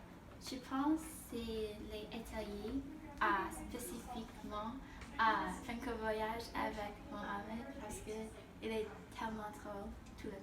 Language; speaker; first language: French; non-native, learner; English